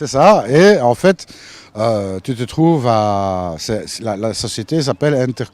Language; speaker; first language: French; native; French